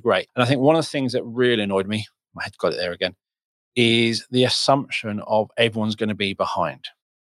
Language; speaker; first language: English; native; English